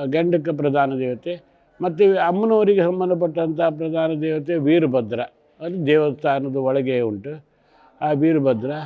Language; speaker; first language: Kannada; native; Kannada